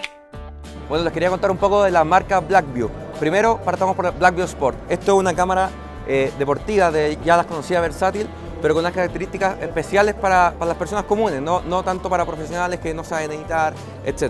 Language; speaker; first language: Spanish; native; Spanish